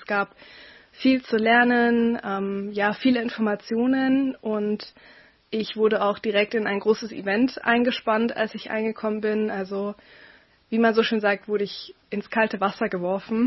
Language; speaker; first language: German; native; German